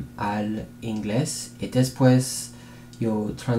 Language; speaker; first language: Spanish; non-native, learner; English